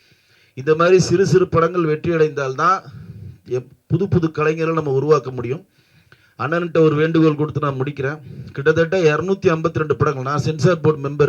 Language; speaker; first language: Tamil; native; Tamil